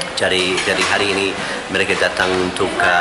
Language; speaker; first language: Indonesian; non-native, fluent; English